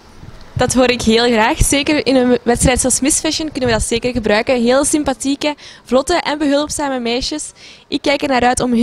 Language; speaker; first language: Dutch; native; Dutch